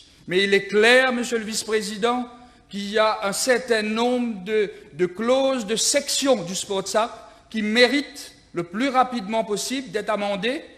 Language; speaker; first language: French; non-native, local second language; Morisyen